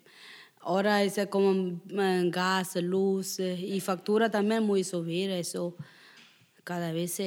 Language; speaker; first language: Spanish; non-native, learner; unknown